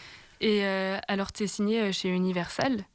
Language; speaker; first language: French; native; French